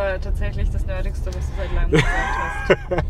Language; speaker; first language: German; native; German